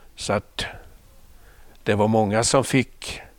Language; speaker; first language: Swedish; native; Swedish